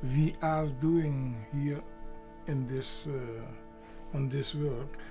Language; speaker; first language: English; non-native, learner; Papiamento